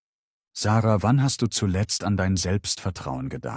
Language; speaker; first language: German; native; German